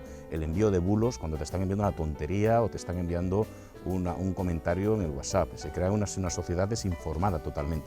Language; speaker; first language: Spanish; native; Spanish